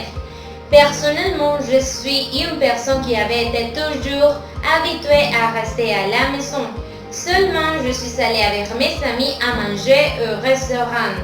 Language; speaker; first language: French; non-native, fluent; Spanish